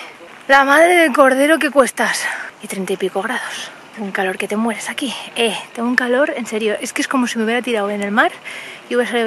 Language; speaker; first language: Spanish; native; Spanish